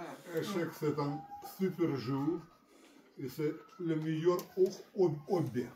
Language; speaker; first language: French; non-native, learner; Russian